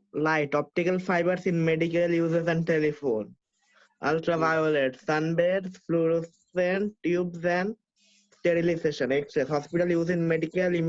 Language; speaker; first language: English; non-native, local second language; Bangla